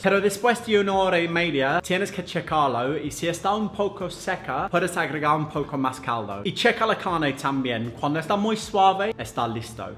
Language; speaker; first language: Spanish; non-native, fluent; English